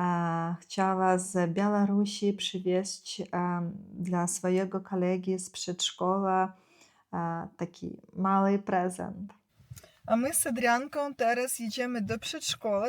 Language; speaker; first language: Polish; non-native, fluent; Ukrainian